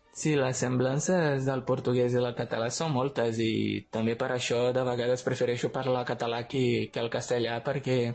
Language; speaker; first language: Catalan; non-native, fluent; Portuguese